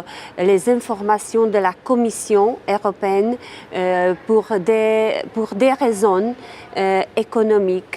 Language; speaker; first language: French; non-native, fluent; Czech